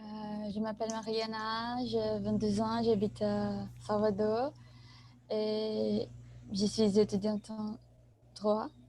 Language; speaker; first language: French; non-native, learner; Portuguese